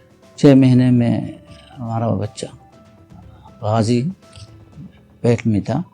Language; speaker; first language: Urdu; non-native, learner; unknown